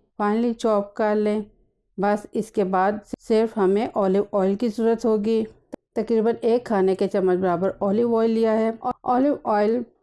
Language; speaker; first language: Urdu; native; Urdu